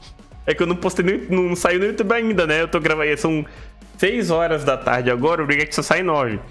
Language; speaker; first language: Portuguese; native; Portuguese